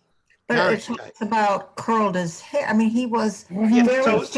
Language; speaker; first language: English; native; English